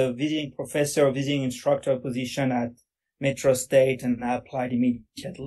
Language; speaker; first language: English; non-native, fluent; French